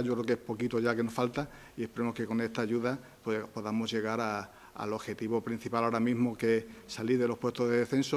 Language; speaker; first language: Spanish; native; Spanish